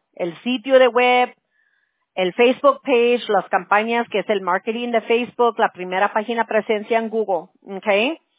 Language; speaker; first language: Spanish; early bilingual, other home language; English